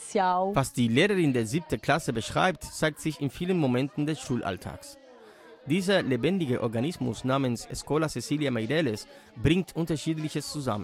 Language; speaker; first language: German; native; German